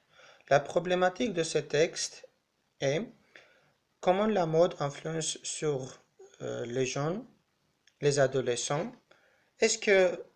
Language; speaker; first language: French; non-native, learner; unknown